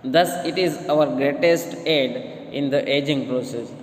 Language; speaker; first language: English; non-native, local second language; Gujarati